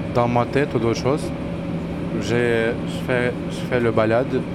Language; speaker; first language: French; non-native, learner; Ukrainian